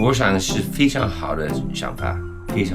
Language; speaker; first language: Chinese; non-native, learner; English